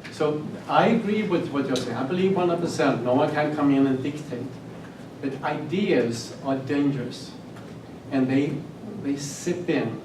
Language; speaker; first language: English; non-native, fluent; Swedish